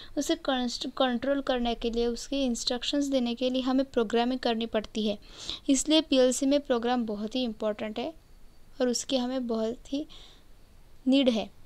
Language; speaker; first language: Hindi; non-native, local second language; Marathi